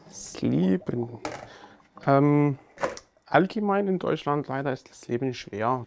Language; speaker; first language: German; non-native, fluent; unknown